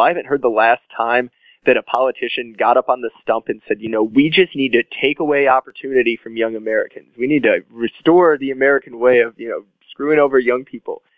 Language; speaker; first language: English; native; English